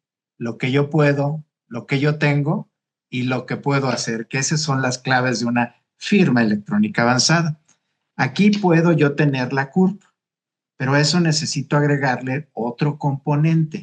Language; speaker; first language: Spanish; native; Spanish